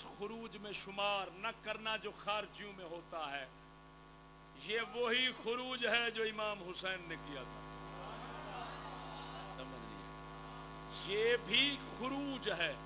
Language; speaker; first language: Urdu; non-native, local second language; Punjabi